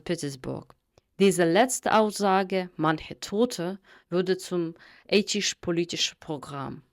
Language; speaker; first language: German; non-native, fluent; Russian